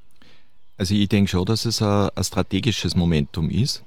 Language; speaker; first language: German; native; German